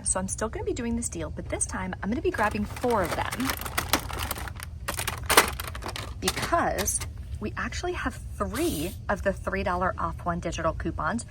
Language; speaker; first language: English; native; English